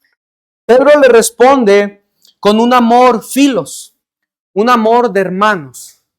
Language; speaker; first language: Spanish; native; Spanish